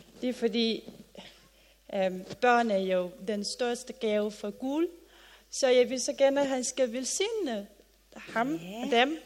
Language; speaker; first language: Danish; non-native, learner; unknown